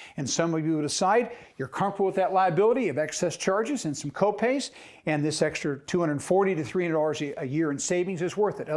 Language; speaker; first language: English; native; English